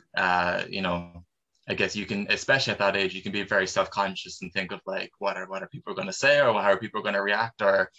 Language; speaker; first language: English; native; English